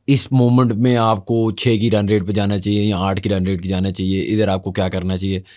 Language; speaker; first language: Urdu; native; Urdu